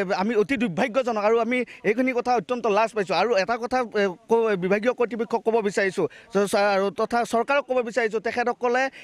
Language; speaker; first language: Assamese; native; Assamese